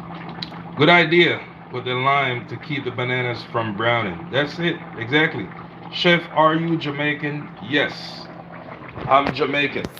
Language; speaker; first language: English; native; English